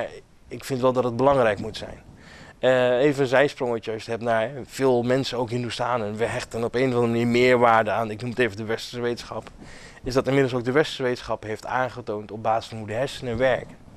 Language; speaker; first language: Dutch; native; Dutch